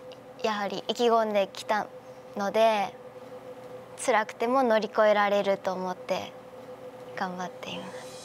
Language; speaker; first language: Japanese; native; Japanese